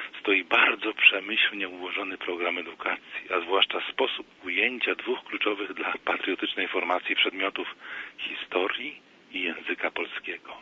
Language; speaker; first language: Polish; native; Polish